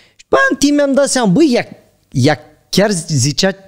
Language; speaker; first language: Romanian; native; Romanian